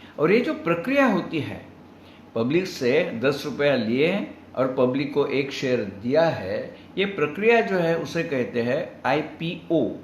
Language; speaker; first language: Hindi; non-native, local second language; Marathi